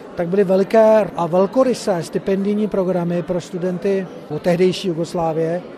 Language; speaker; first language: Czech; native; Czech